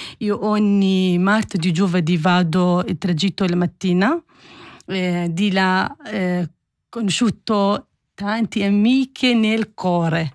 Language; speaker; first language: Italian; non-native, learner; Kurdish